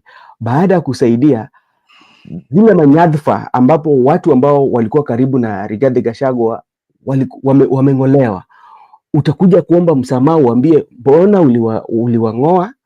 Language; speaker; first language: Swahili; non-native, local second language; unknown